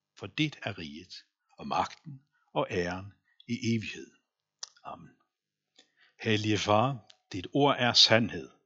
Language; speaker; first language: Danish; non-native, local second language; Faroese